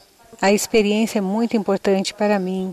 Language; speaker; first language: Portuguese; non-native, fluent; Indonesian